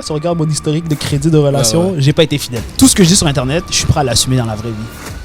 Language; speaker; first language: French; native; French